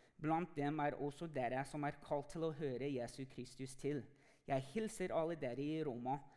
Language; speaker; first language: Norwegian; non-native, fluent; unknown